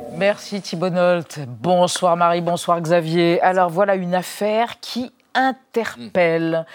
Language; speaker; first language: French; native; French